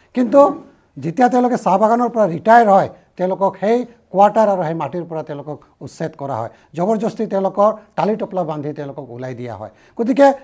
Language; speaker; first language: Assamese; non-native, local second language; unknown